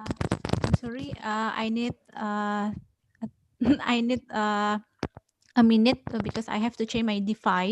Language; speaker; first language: English; non-native, fluent; Indonesian